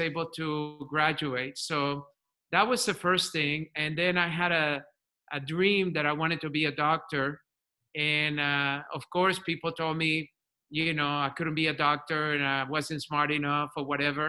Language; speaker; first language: English; non-native, fluent; Spanish